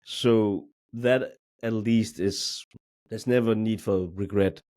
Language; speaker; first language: English; non-native, fluent; Danish